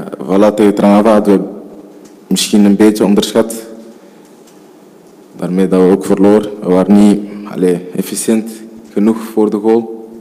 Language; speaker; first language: Dutch; early bilingual, other home language; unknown